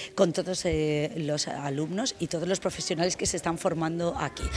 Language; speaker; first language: Spanish; native; Spanish